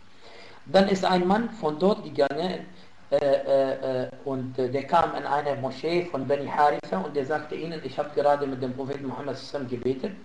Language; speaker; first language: German; non-native, fluent; Arabic